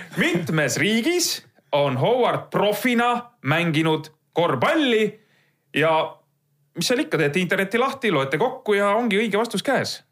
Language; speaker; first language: Estonian; native; Estonian